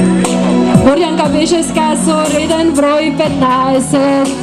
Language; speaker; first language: Macedonian; native; Macedonian